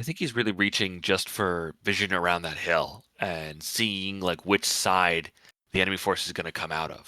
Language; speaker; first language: English; native; English